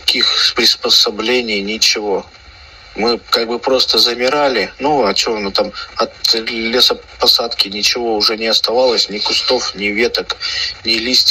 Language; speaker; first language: Russian; native; Russian